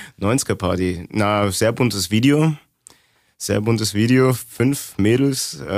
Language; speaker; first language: German; native; German